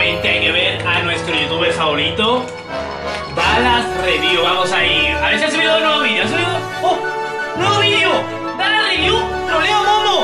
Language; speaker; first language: Spanish; native; Spanish